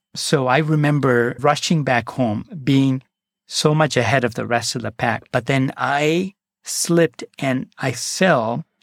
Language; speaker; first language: English; non-native, local second language; Malayalam